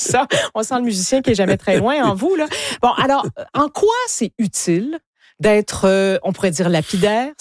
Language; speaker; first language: French; native; French